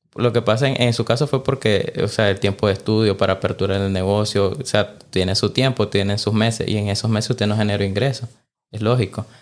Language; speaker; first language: Spanish; native; Spanish